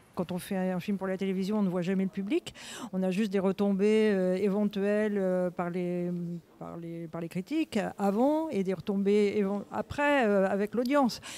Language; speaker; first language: French; native; French